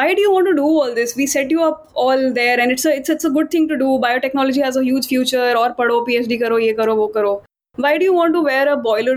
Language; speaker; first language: English; non-native, local second language; Hindi